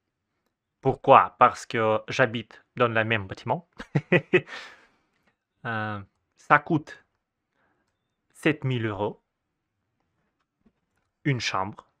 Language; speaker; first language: French; non-native, fluent; Russian